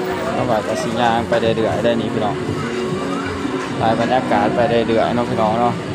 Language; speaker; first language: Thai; non-native, local second language; Northeastern Thai